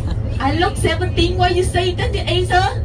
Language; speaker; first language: English; non-native, learner; Vietnamese